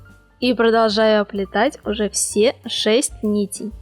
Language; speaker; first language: Russian; native; Russian